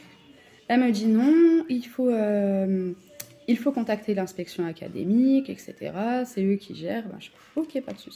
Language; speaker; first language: French; native; French